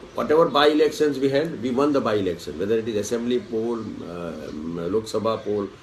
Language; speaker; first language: English; non-native, local second language; Konkani